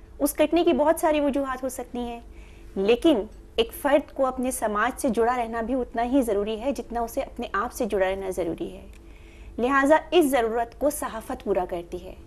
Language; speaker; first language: Urdu; native; Urdu